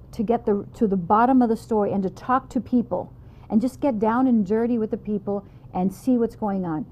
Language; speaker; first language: English; native; English